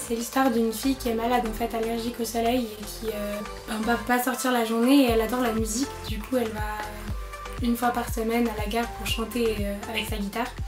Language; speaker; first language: French; native; French